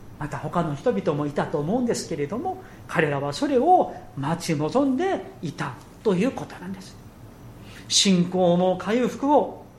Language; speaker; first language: Japanese; non-native, fluent; Korean